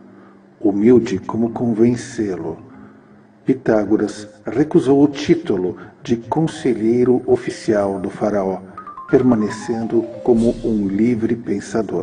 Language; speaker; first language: Portuguese; native; Portuguese